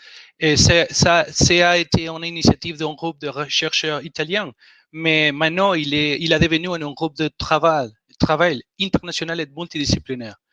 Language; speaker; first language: French; non-native, learner; Spanish